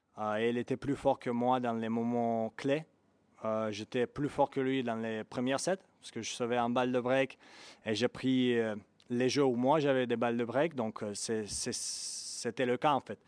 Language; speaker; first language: French; non-native, learner; Serbian